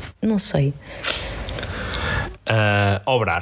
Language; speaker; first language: Portuguese; native; Portuguese